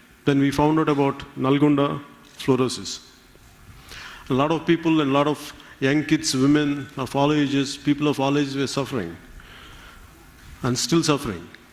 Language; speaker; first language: English; non-native, local second language; Telugu